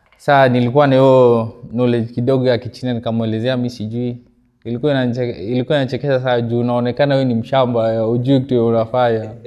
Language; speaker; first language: Swahili; native; Swahili